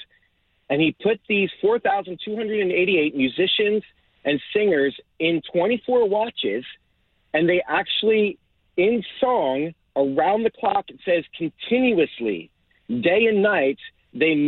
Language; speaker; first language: English; native; English